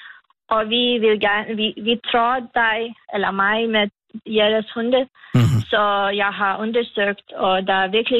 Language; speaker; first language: Danish; non-native, learner; Lithuanian